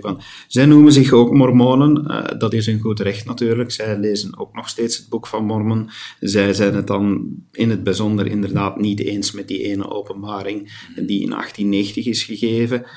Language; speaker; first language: Dutch; native; Dutch